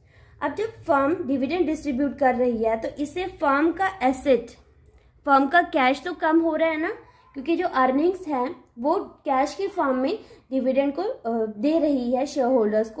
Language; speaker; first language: Hindi; native; Hindi